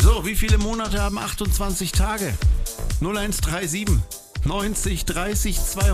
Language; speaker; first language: German; native; German